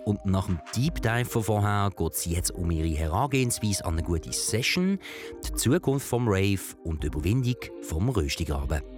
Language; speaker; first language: German; native; German